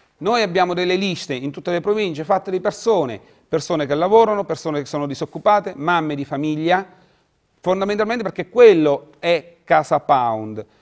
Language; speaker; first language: Italian; native; Italian